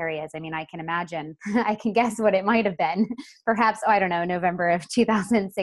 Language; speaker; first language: English; native; English